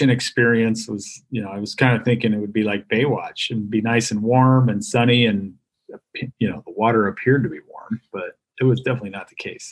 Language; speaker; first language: English; native; English